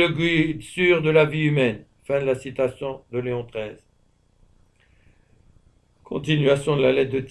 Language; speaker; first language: French; native; French